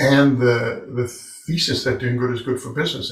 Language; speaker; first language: English; native; English